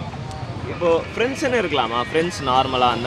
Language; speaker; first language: Tamil; native; Tamil